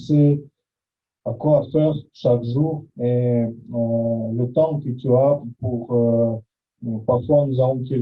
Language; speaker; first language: French; non-native, fluent; Russian